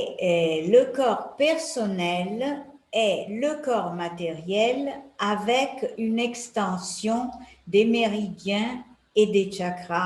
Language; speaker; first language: French; non-native, fluent; Italian